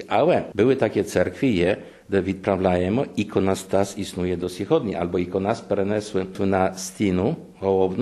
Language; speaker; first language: Ukrainian; non-native, fluent; Polish